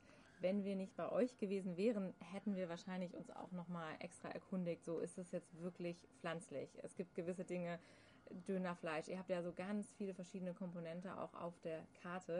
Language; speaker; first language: German; native; German